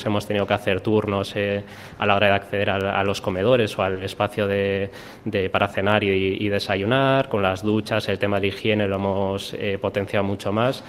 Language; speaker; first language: Spanish; native; Spanish